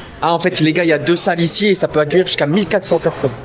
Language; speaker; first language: French; native; French